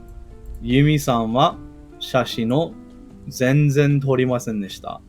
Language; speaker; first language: Japanese; non-native, learner; English